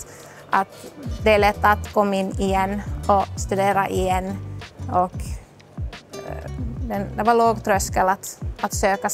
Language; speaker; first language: Swedish; non-native, local second language; Finnish